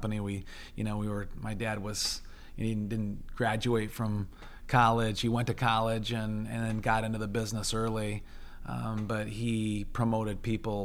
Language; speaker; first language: English; native; English